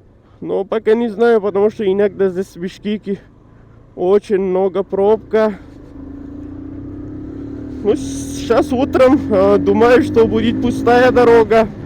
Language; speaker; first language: Russian; non-native, learner; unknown